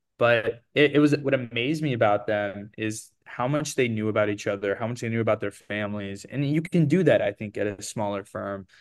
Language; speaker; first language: English; early bilingual, other home language; Portuguese